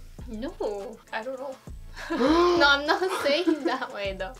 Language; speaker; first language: English; non-native, fluent; Japanese